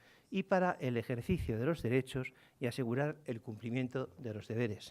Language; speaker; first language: Spanish; native; Spanish